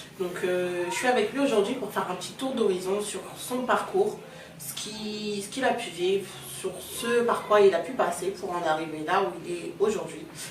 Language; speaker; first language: French; native; French